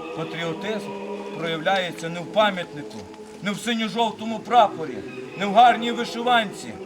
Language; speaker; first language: Ukrainian; native; Ukrainian